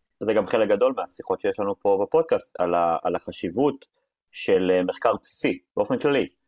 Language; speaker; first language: Hebrew; native; Hebrew